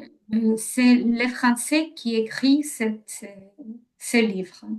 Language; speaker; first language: French; non-native, learner; Ukrainian